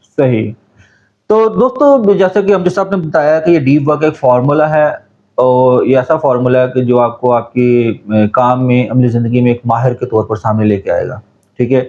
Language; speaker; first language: Urdu; non-native, local second language; Punjabi